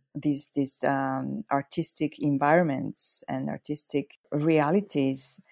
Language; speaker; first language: English; non-native, fluent; Italian